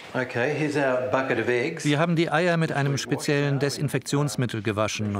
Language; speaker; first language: German; non-native, fluent; English